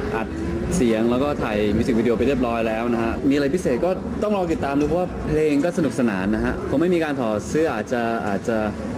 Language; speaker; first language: Thai; early bilingual, heritage; Thai